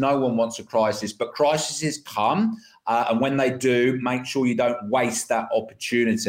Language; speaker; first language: English; native; English